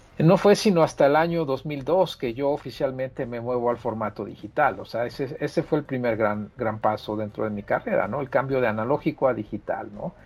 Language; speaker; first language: Spanish; native; Spanish